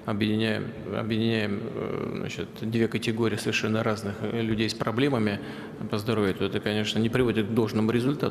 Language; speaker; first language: Russian; native; Russian